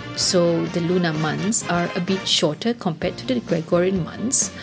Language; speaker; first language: English; non-native, local second language; Malay